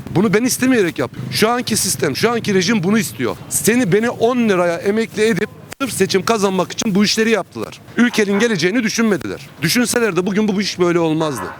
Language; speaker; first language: Turkish; native; Turkish